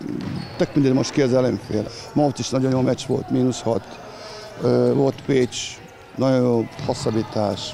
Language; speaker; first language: Hungarian; non-native, fluent; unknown